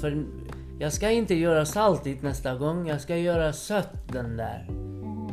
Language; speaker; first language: Swedish; non-native, fluent; Kurdish